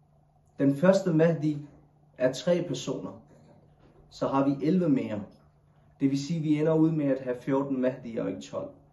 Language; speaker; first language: Danish; non-native, local second language; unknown